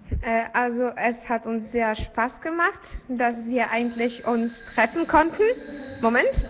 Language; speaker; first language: German; non-native, learner; Polish